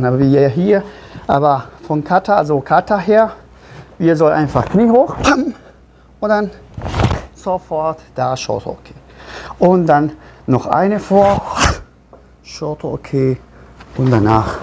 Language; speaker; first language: German; non-native, fluent; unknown